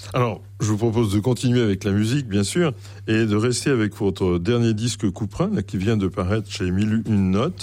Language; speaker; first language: French; native; French